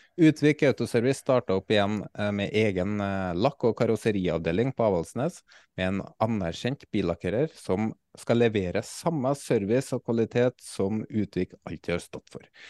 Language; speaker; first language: Norwegian; native; Norwegian